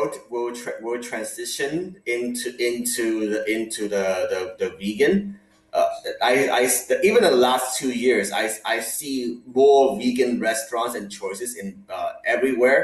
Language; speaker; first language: English; non-native, local second language; Cantonese